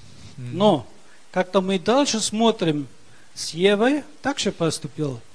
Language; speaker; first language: Russian; early bilingual, heritage; Russian